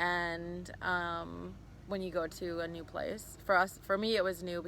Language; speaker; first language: English; native; English